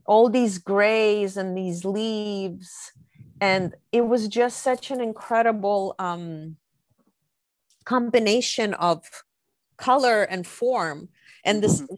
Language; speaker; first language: English; native; English